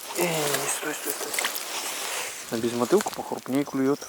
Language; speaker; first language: Russian; native; Russian